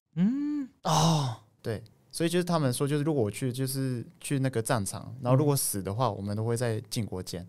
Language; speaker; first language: Chinese; non-native, fluent; Japanese